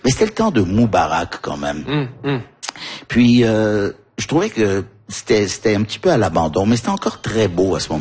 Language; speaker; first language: French; early bilingual, other home language; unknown